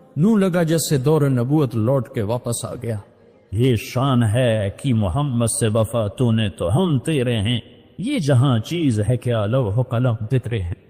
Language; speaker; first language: Urdu; non-native, local second language; Punjabi